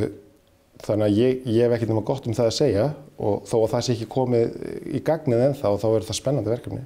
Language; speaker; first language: Icelandic; native; Icelandic